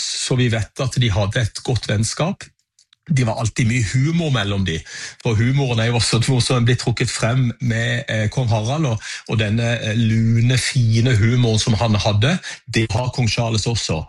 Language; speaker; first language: Norwegian; native; Norwegian